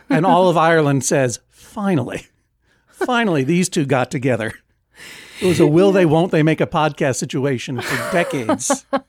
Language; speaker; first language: English; native; English